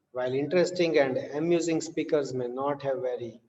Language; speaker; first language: English; non-native, local second language; Gujarati